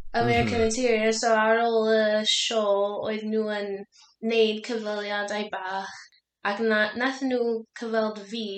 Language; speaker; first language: Welsh; non-native, learner; English